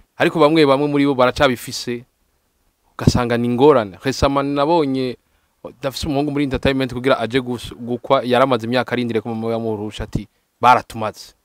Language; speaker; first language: Rundi; native; Rundi